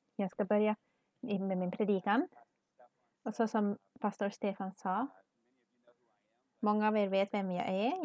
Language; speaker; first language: Swedish; non-native, learner; English